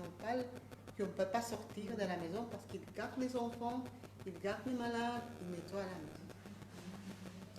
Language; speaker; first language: French; non-native, fluent; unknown